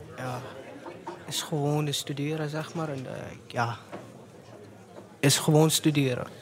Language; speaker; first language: Dutch; non-native, learner; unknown